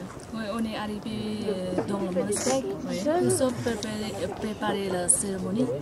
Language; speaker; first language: French; non-native, learner; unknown